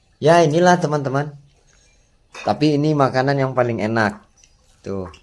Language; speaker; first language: Indonesian; non-native, local second language; Minangkabau